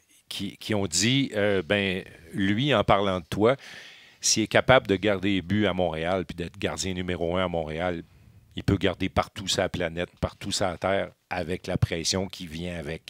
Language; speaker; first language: French; native; French